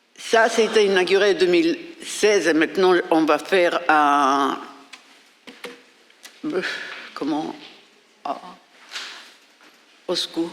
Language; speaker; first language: French; non-native, fluent; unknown